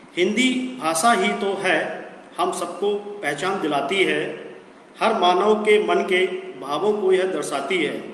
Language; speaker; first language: Hindi; native; Hindi